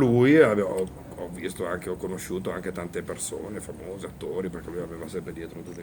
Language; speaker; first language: Italian; native; Italian